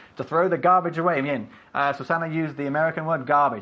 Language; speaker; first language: English; native; English